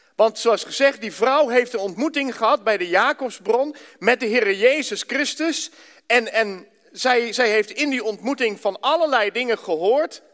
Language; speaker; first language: Dutch; native; Dutch